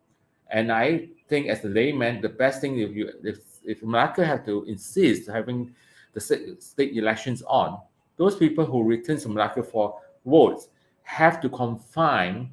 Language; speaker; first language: English; non-native, local second language; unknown